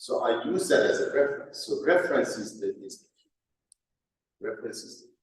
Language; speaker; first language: English; non-native, fluent; Persian